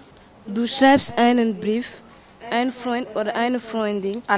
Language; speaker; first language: German; non-native, learner; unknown